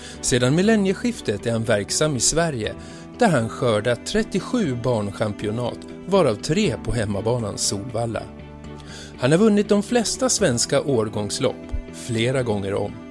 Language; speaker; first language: Swedish; native; Swedish